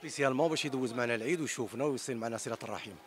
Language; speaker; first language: Arabic; native; Arabic